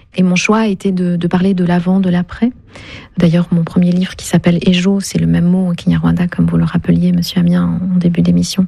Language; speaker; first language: French; non-native, local second language; Kinyarwanda